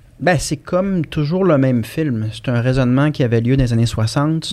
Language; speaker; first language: French; native; French